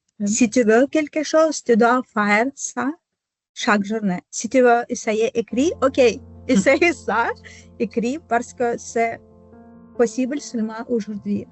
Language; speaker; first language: French; non-native, learner; Ukrainian